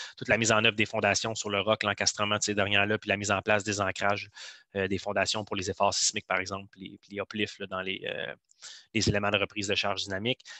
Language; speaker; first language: French; native; French